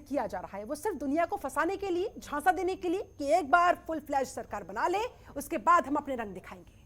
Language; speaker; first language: Hindi; native; Hindi